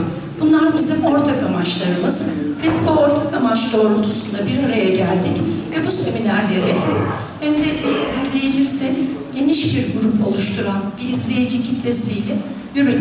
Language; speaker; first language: Turkish; native; Turkish